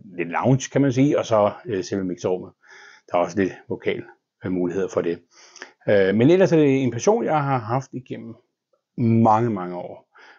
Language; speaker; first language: Danish; native; Danish